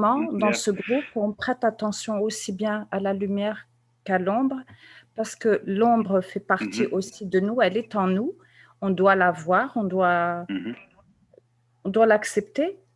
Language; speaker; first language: French; non-native, local second language; Kabyle